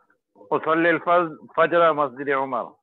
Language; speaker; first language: Arabic; non-native, learner; Urdu